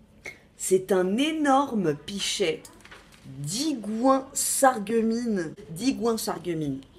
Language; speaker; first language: French; native; French